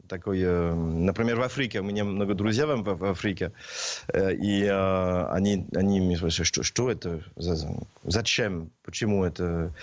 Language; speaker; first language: Russian; non-native, learner; French